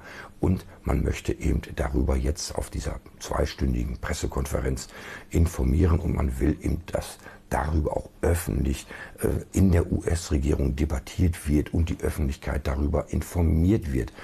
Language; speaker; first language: German; native; German